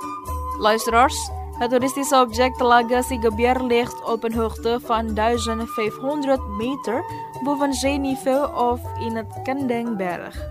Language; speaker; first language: Dutch; non-native, fluent; Indonesian